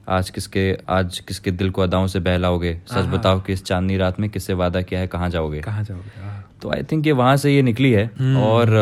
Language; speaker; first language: Hindi; native; Hindi